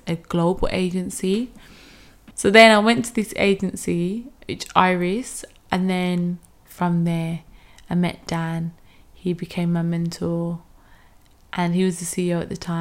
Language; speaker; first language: English; native; English